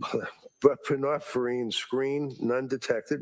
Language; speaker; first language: English; native; English